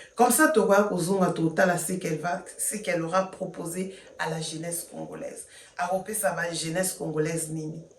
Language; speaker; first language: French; non-native, local second language; Lingala